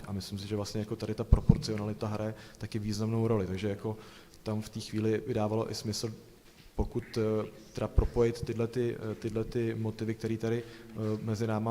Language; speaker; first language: Czech; native; Czech